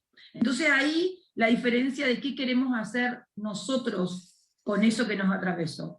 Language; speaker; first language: Spanish; native; Spanish